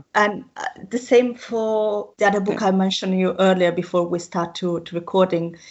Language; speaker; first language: English; non-native, fluent; Italian